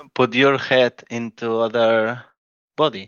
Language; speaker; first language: English; non-native, learner; Spanish